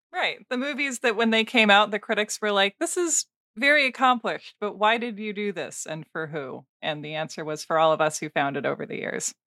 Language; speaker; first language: English; native; English